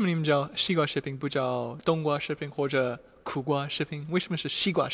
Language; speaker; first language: Chinese; non-native, fluent; English